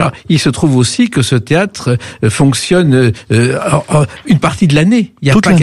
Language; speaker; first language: French; native; French